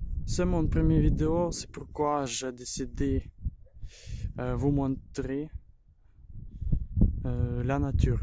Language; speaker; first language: French; non-native, learner; Ukrainian